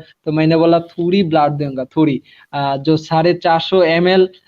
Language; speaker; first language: Hindi; non-native, learner; Bangla